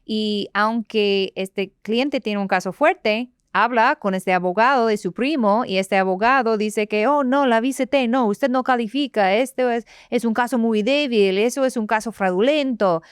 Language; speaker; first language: Spanish; non-native, fluent; English